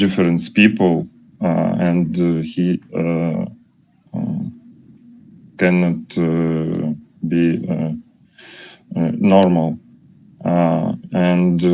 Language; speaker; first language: English; non-native, learner; Russian